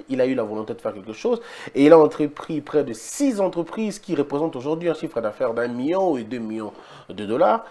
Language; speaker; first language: French; non-native, local second language; Lingala